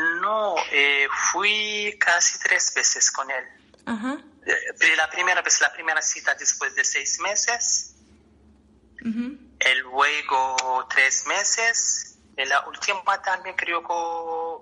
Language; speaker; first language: Spanish; non-native, learner; Arabic